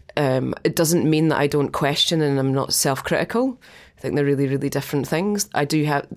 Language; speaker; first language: English; native; English